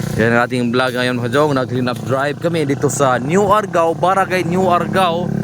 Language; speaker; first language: Filipino; non-native, local second language; Cebuano